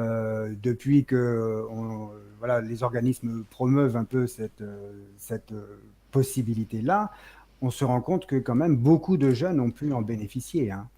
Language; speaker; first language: French; native; French